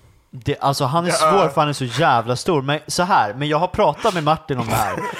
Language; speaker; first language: Swedish; native; Swedish